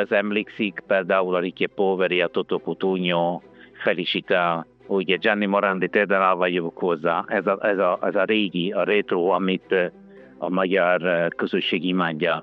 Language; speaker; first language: Hungarian; non-native, fluent; Italian